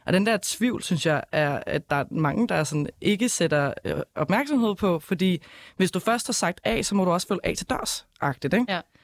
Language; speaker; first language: Danish; native; Danish